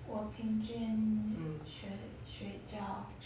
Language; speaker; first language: Chinese; non-native, learner; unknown